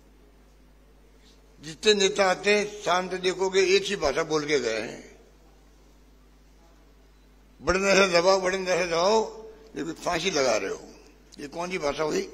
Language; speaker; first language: Hindi; native; Hindi